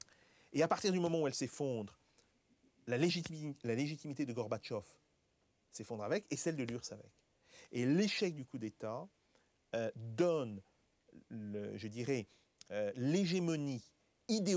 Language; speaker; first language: French; native; French